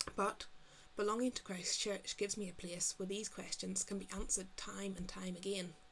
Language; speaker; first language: English; native; English